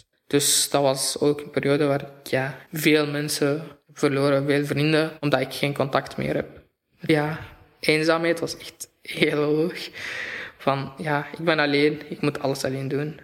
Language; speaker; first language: Dutch; non-native, fluent; Arabic